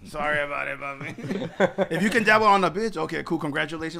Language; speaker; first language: English; early bilingual, other home language; Spanish